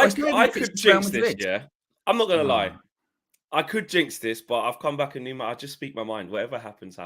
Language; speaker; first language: English; native; English